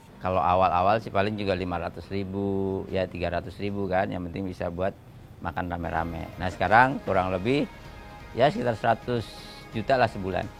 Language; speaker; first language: Indonesian; native; Indonesian